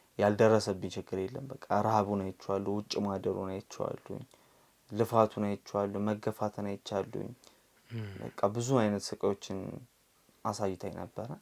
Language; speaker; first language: Amharic; native; Amharic